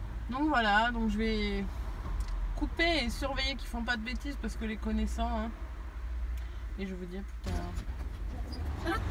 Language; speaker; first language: French; native; French